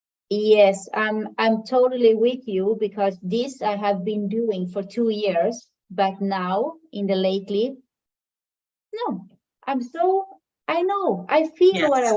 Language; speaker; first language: English; non-native, fluent; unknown